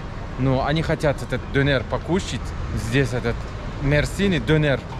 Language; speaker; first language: Russian; non-native, learner; Turkish